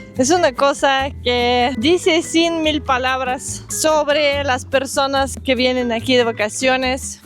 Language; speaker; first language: Spanish; non-native, fluent; Russian